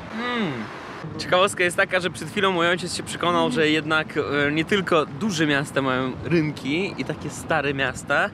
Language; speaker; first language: Polish; non-native, fluent; Russian